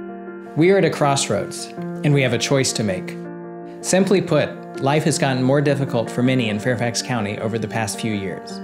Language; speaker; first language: English; native; English